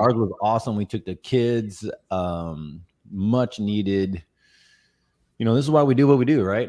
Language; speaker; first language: English; native; English